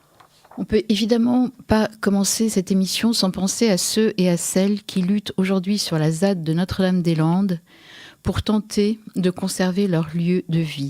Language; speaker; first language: French; native; French